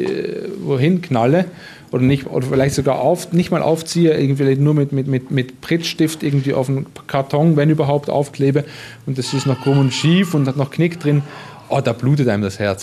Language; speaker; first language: German; native; German